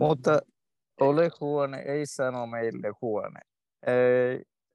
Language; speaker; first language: Finnish; non-native, learner; Tamil